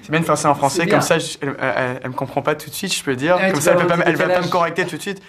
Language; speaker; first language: French; early bilingual, heritage; French